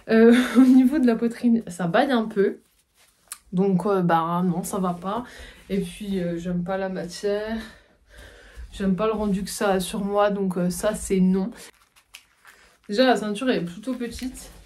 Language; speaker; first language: French; native; French